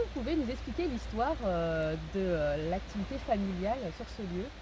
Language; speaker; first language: French; native; French